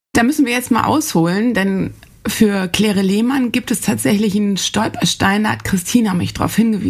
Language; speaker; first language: German; native; German